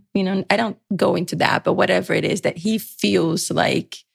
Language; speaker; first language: English; early bilingual, other home language; Portuguese